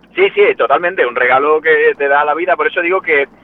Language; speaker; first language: Spanish; native; Spanish